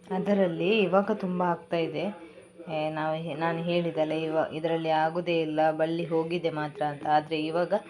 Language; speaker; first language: Kannada; non-native, local second language; Tulu